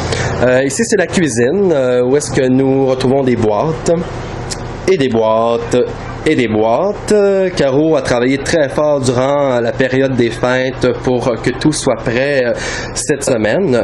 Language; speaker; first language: French; native; French